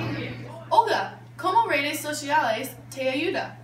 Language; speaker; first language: Spanish; non-native, learner; English